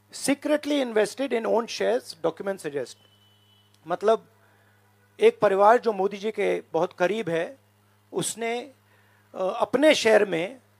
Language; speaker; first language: Hindi; native; Hindi